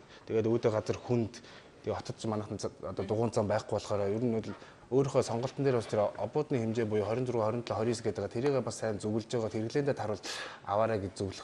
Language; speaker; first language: Mongolian; native; Mongolian